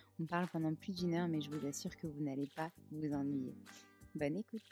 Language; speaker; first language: French; native; French